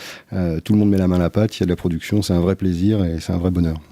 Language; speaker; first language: French; native; French